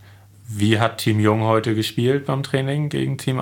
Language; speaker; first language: German; native; German